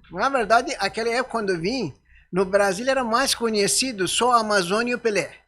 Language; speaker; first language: Portuguese; non-native, fluent; Persian